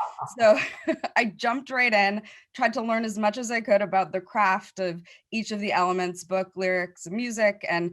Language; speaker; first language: English; native; English